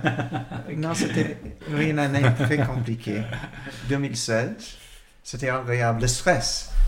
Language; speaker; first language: French; non-native, learner; English